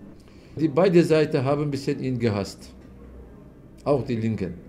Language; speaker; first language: German; non-native, fluent; Turkish